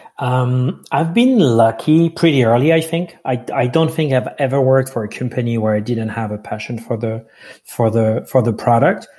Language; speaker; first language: English; non-native, fluent; French